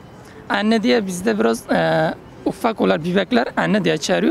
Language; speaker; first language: Turkish; non-native, learner; Uzbek